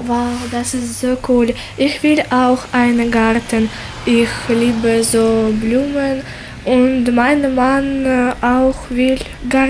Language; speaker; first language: German; non-native, learner; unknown